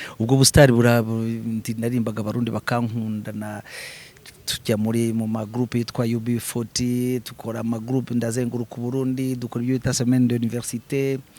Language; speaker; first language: Kinyarwanda; early bilingual, heritage; Kinyarwanda